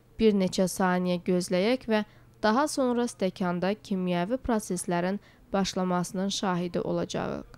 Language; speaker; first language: Azerbaijani; non-native, local second language; Georgian